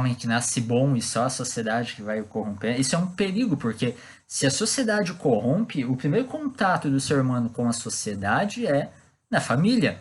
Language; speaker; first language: Portuguese; native; Portuguese